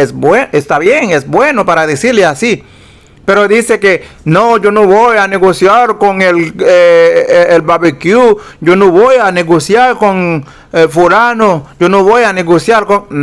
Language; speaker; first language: Spanish; non-native, fluent; Haitian Creole